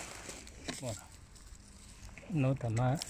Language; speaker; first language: Spanish; non-native, learner; Japanese